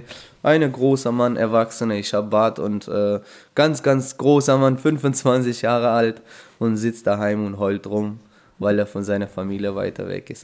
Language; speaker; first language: German; non-native, fluent; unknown